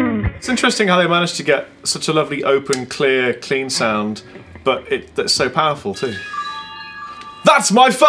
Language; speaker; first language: English; native; English